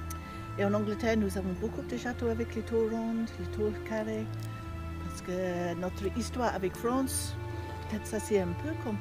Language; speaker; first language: French; non-native, fluent; English